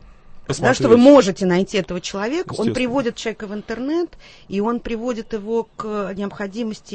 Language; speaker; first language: Russian; native; Russian